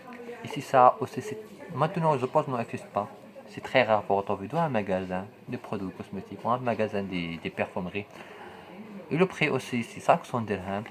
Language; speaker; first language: French; non-native, local second language; Arabic